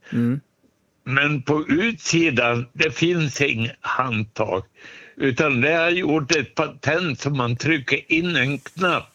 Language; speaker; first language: Swedish; native; Swedish